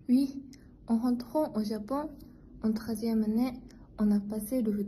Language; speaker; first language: French; non-native, learner; Japanese